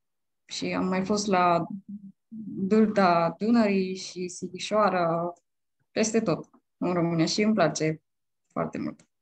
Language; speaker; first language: Romanian; non-native, fluent; Japanese